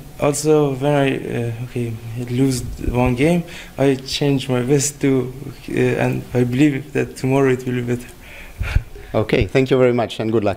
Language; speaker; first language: English; non-native, fluent; Persian